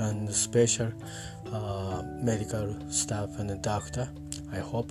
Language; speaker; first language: English; non-native, learner; Japanese